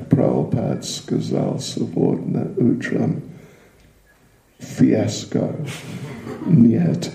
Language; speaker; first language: Russian; non-native, learner; English